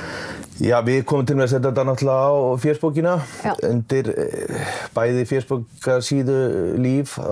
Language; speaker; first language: Icelandic; native; Icelandic